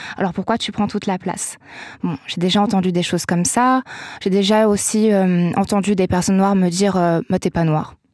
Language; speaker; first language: French; native; French